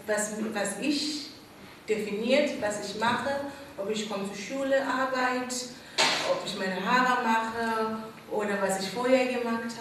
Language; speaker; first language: German; non-native, fluent; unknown